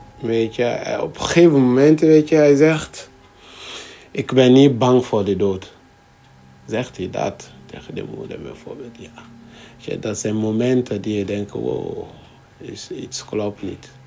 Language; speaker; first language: Dutch; non-native, fluent; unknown